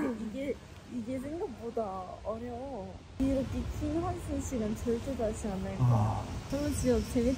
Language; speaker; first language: Korean; native; Korean